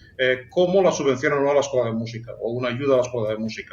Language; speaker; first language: Spanish; native; Spanish